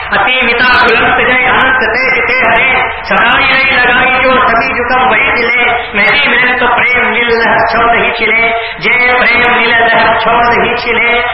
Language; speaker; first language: Urdu; native; Urdu